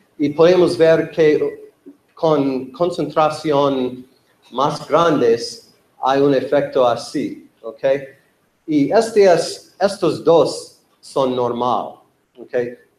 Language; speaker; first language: Spanish; non-native, learner; English